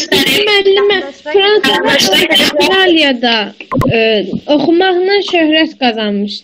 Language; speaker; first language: Azerbaijani; native; Azerbaijani